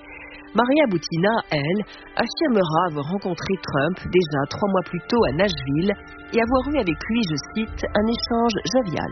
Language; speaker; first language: French; native; French